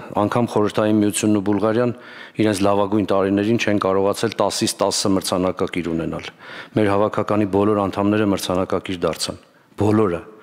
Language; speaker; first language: Armenian; native; Armenian